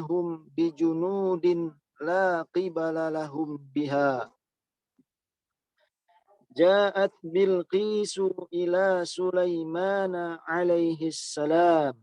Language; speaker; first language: Arabic; non-native, learner; Indonesian